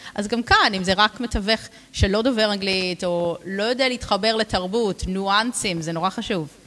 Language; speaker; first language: Hebrew; non-native, fluent; English